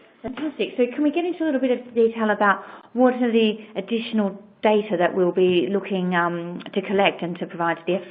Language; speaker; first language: English; native; English